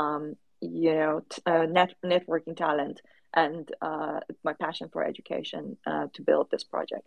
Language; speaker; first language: English; non-native, fluent; Persian